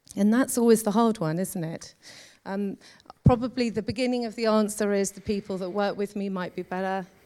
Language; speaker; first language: English; native; English